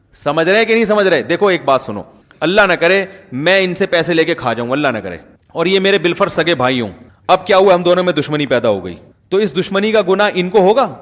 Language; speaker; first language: Urdu; native; Urdu